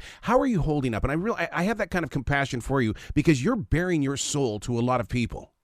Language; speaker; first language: English; native; English